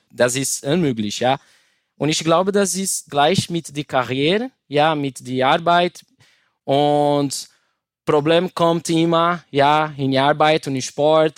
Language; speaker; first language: German; non-native, learner; Portuguese